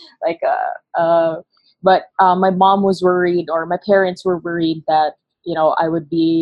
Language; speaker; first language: English; non-native, local second language; Hiligaynon